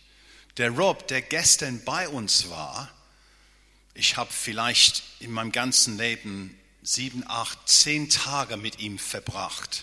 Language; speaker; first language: German; non-native, fluent; English